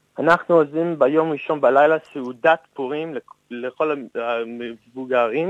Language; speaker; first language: Hebrew; non-native, fluent; English